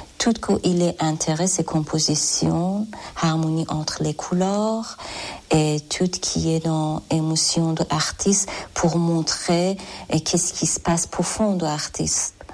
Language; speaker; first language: French; non-native, learner; Persian